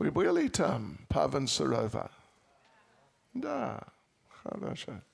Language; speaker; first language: Russian; non-native, learner; English